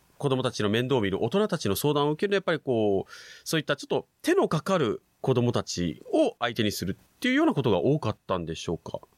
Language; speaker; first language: Japanese; native; Japanese